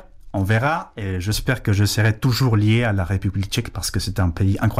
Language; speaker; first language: French; non-native, fluent; Spanish